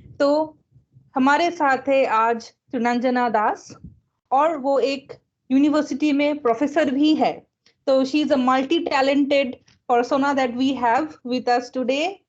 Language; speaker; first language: Hindi; native; Hindi